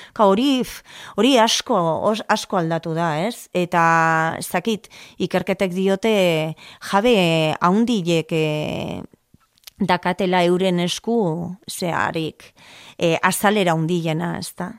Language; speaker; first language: Basque; non-native, local second language; Spanish